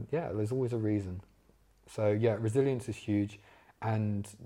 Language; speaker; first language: English; native; English